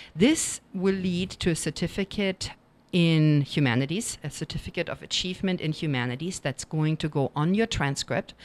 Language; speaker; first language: English; non-native, fluent; German